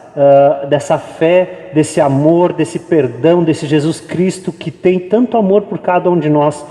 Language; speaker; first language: Portuguese; native; Portuguese